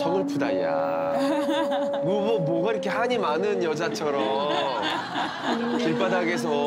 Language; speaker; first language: Korean; native; Korean